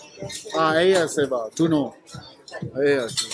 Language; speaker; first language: Spanish; non-native, learner; German